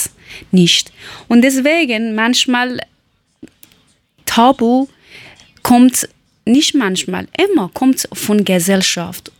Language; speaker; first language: German; non-native, learner; Persian